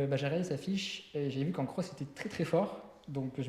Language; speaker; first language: French; native; French